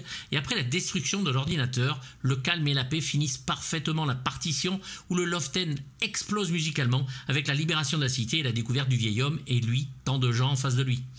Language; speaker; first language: French; native; French